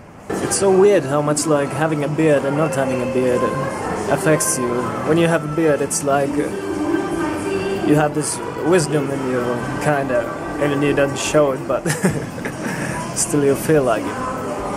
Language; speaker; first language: English; non-native, fluent; Finnish